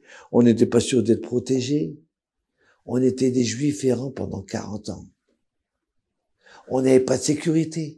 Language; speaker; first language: French; native; French